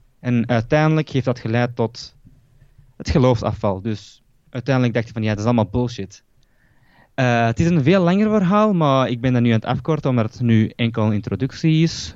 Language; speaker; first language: Dutch; early bilingual, other home language; Turkish